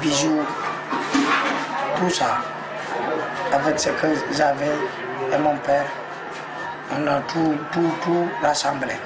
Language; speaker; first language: French; non-native, local second language; Wolof